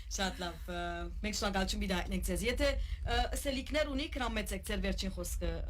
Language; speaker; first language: Armenian; native; Armenian